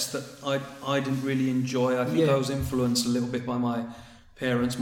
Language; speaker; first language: English; native; English